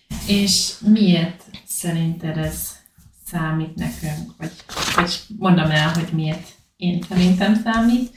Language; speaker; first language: Hungarian; non-native, learner; English